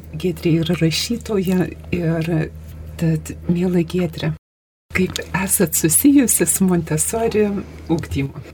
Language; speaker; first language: Lithuanian; native; Lithuanian